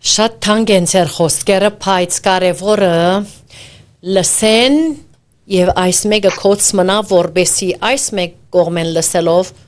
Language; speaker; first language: Armenian; early bilingual, heritage; Armenian